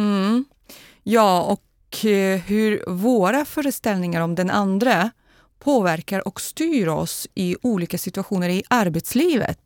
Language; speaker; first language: Swedish; non-native, fluent; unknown